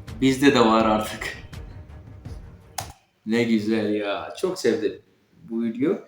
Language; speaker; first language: Turkish; non-native, fluent; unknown